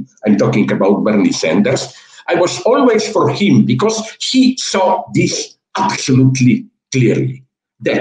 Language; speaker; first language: English; non-native, fluent; Slovenian